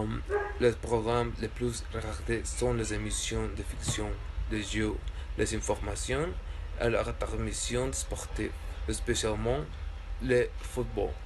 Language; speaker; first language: French; non-native, learner; Spanish